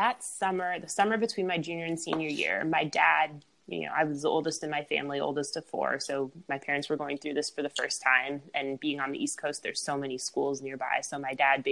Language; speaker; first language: English; native; English